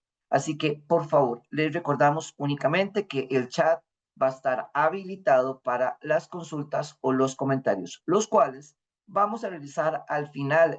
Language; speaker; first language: Spanish; native; Spanish